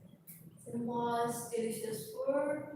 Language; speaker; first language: English; non-native, learner; Indonesian